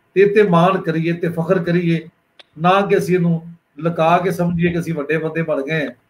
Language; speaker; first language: Punjabi; native; Punjabi